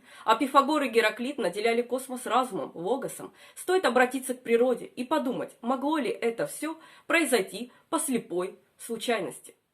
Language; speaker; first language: Russian; native; Russian